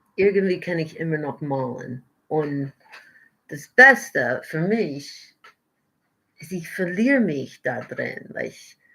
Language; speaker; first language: German; non-native, learner; English